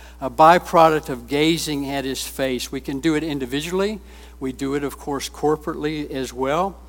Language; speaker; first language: English; native; English